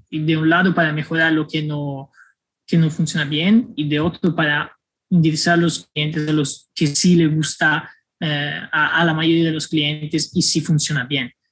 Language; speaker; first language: Spanish; non-native, fluent; Italian